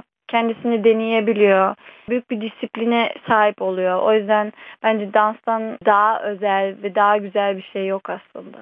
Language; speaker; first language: Turkish; early bilingual, heritage; Turkish